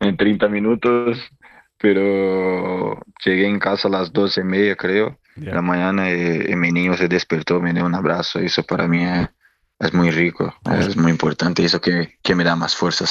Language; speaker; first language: Spanish; non-native, learner; Portuguese